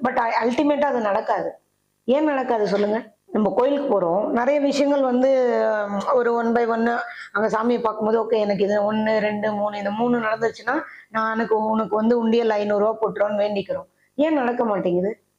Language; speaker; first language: Tamil; native; Tamil